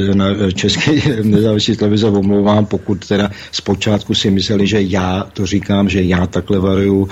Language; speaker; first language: Czech; native; Czech